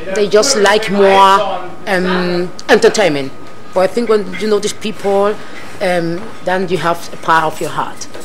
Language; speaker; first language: English; non-native, learner; Spanish